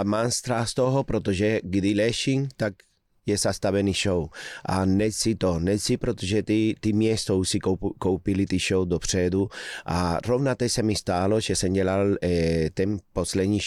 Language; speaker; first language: Czech; non-native, fluent; Spanish